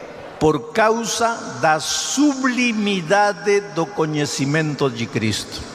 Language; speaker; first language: Portuguese; non-native, fluent; Spanish